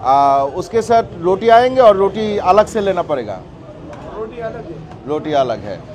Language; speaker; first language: Hindi; non-native, learner; Bangla